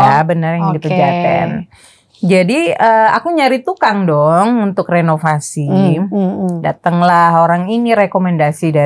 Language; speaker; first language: Indonesian; native; Indonesian